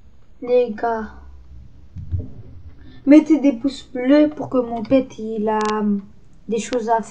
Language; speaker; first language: French; native; French